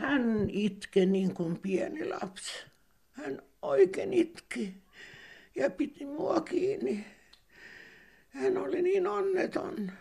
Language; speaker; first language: Finnish; non-native, local second language; Swedish